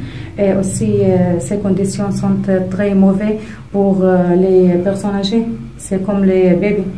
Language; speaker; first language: French; non-native, fluent; Arabic